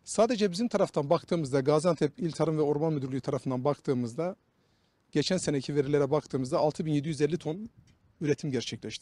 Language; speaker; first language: Turkish; native; Turkish